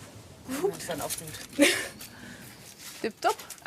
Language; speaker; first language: German; native; German